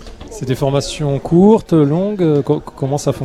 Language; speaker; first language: French; native; French